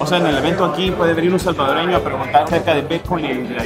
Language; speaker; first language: Spanish; native; Spanish